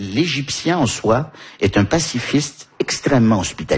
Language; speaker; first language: French; early bilingual, heritage; French